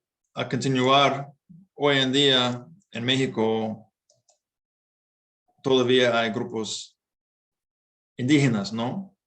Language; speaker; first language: Spanish; non-native, learner; English